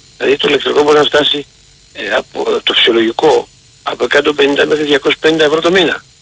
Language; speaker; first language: Greek; native; Greek